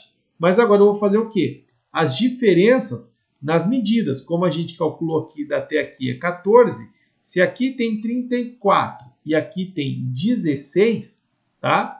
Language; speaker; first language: Portuguese; native; Portuguese